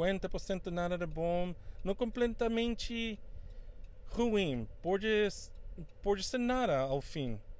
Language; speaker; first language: Portuguese; non-native, fluent; Spanish